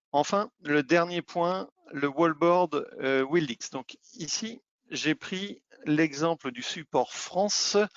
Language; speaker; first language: French; native; French